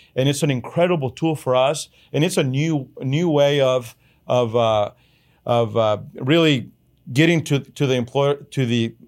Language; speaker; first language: English; early bilingual, other home language; Spanish